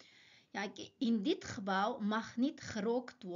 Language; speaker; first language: Dutch; non-native, fluent; Uyghur